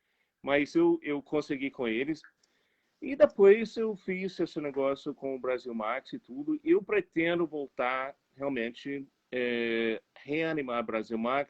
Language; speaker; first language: Portuguese; non-native, fluent; English